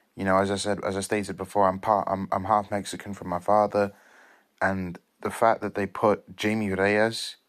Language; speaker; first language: English; native; English